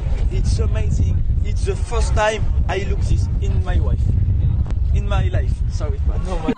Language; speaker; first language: English; non-native, learner; French